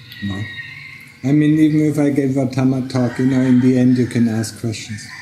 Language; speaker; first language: English; non-native, fluent; German